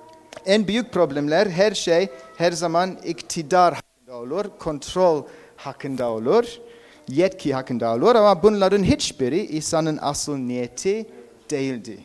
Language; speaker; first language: Turkish; non-native, fluent; English